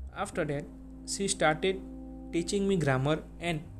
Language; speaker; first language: English; non-native, local second language; Gujarati